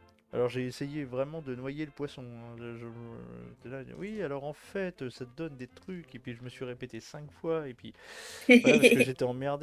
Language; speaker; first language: French; native; French